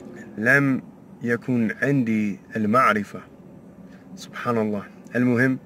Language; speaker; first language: Arabic; non-native, learner; English